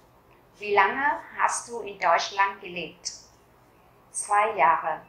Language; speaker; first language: German; non-native, fluent; Vietnamese